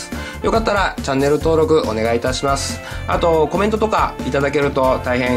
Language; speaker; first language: Japanese; native; Japanese